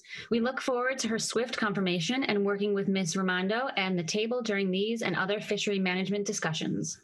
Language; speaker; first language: English; native; English